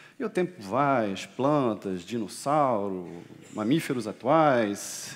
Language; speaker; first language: Portuguese; non-native, fluent; French